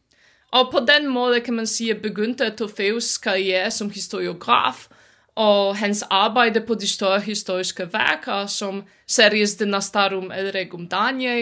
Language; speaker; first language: Danish; non-native, fluent; Polish